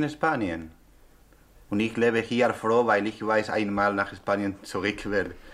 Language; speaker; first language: German; non-native, learner; Spanish